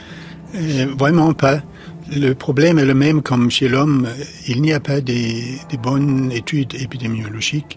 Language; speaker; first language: French; non-native, fluent; Danish